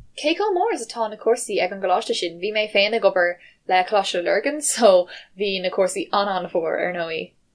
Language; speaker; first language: Irish; non-native, local second language; English